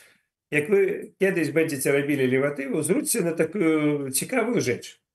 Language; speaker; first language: Polish; non-native, learner; Ukrainian